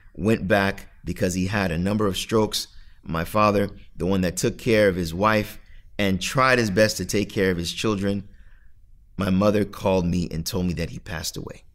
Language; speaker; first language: English; native; English